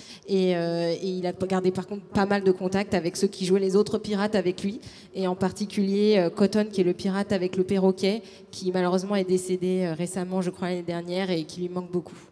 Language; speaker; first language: French; native; French